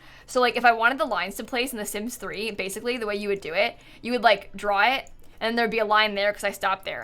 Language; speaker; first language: English; native; English